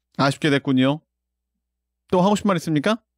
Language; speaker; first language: Korean; native; Korean